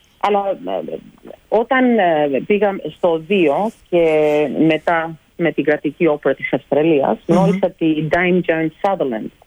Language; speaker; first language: Greek; early bilingual, heritage; Greek